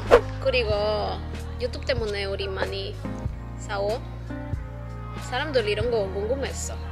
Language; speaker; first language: Korean; non-native, learner; Spanish